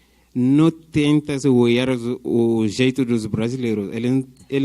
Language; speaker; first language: Portuguese; non-native, fluent; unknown